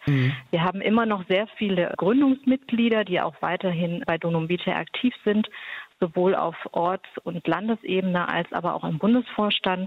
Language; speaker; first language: German; native; German